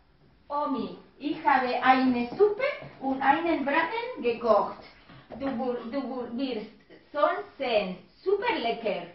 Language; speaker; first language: German; non-native, learner; Spanish